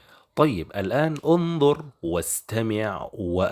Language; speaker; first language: Arabic; non-native, fluent; Indonesian